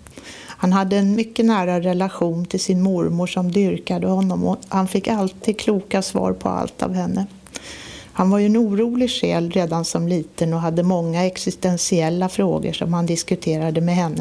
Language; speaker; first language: Swedish; native; Swedish